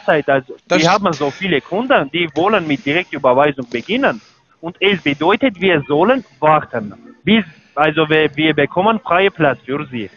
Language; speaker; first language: German; non-native, learner; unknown